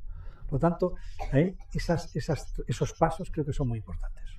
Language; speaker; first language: Spanish; native; Spanish